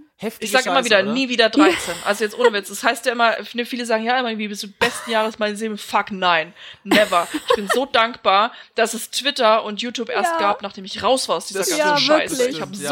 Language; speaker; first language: German; native; German